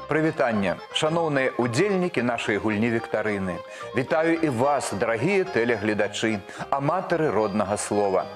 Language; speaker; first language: Belarusian; native; Belarusian